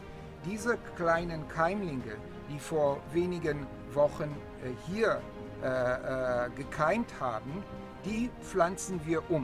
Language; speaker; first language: German; non-native, fluent; Hebrew